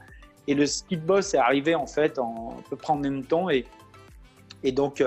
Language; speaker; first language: French; native; French